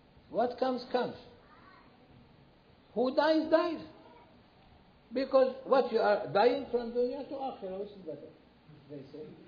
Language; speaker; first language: English; non-native, fluent; Arabic